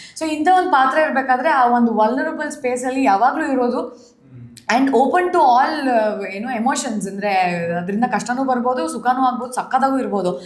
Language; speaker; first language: Kannada; native; Kannada